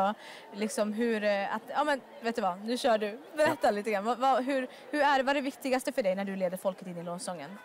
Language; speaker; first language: Swedish; native; Swedish